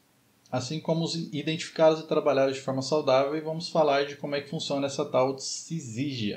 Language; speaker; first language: Portuguese; native; Portuguese